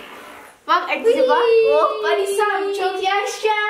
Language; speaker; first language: Turkish; non-native, learner; Indonesian